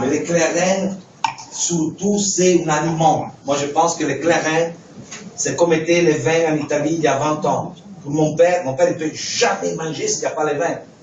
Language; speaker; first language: French; non-native, fluent; Italian